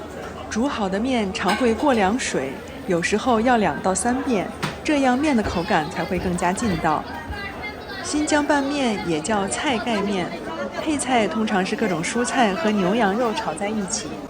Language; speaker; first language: Chinese; native; Chinese